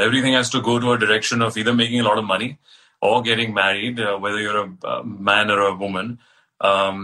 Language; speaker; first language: English; non-native, local second language; Hindi